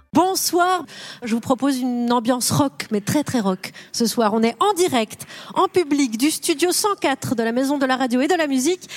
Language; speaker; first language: French; native; French